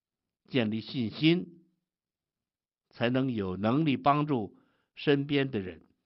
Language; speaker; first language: Chinese; native; Chinese